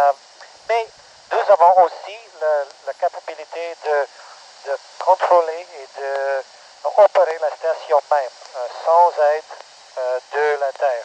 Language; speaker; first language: French; non-native, local second language; English